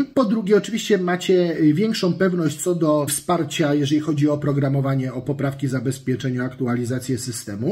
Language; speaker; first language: Polish; native; Polish